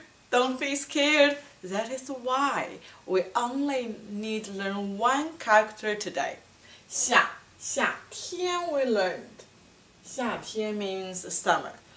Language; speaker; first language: English; non-native, fluent; Chinese